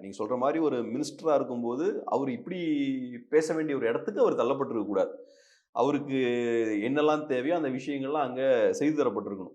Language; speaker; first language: Tamil; native; Tamil